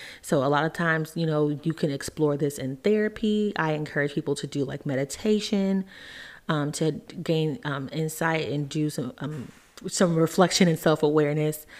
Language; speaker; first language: English; native; English